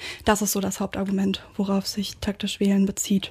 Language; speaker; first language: German; native; German